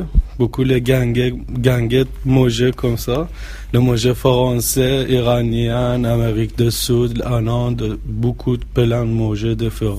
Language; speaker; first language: French; non-native, learner; Persian